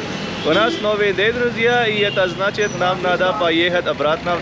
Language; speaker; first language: Russian; non-native, learner; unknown